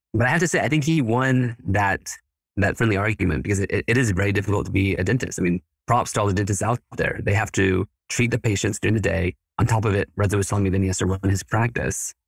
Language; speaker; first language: English; early bilingual, other home language; Spanish